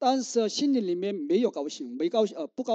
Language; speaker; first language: Chinese; non-native, learner; Korean